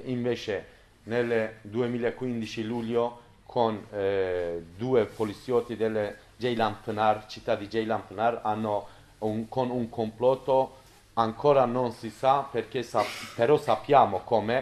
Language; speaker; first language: Italian; non-native, learner; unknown